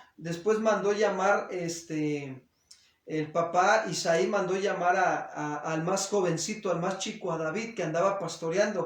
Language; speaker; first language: Spanish; native; Spanish